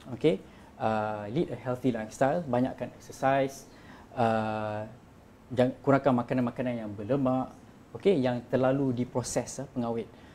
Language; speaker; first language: Malay; native; Malay